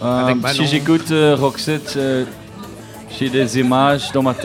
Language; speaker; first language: French; non-native, local second language; Dutch